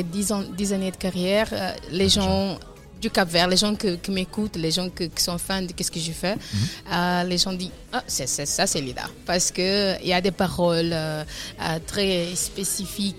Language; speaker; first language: French; non-native, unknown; Kabuverdianu